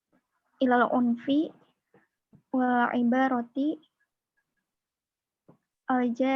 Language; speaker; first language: Arabic; non-native, learner; Indonesian